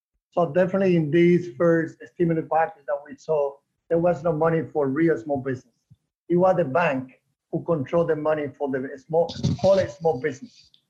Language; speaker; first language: English; non-native, fluent; Spanish